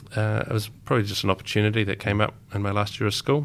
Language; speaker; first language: English; native; English